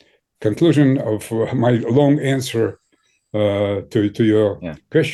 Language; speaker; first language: English; non-native, fluent; Ukrainian